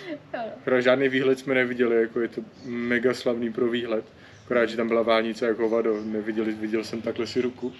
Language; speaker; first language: Czech; native; Czech